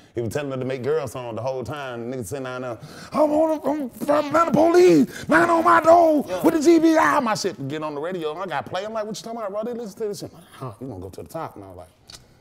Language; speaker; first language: English; native; English